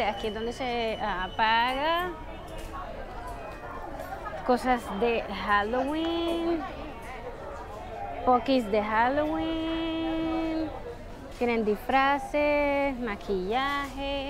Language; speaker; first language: Spanish; early bilingual, heritage; Spanish